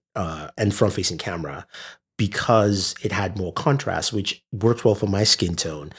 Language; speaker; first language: English; non-native, local second language; Yoruba